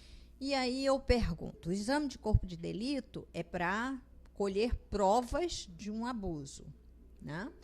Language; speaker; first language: Portuguese; native; Portuguese